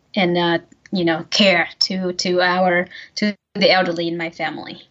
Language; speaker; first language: English; non-native, fluent; Vietnamese